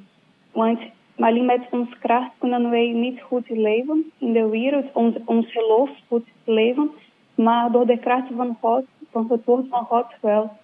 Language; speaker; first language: Dutch; non-native, learner; Portuguese